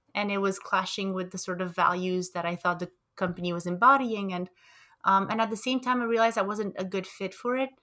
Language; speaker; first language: English; early bilingual, other home language; Romanian